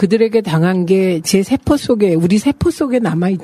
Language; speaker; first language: Korean; native; Korean